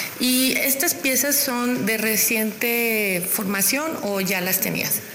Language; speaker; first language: Spanish; native; Spanish